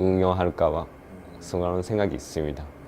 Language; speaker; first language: Korean; non-native, learner; Japanese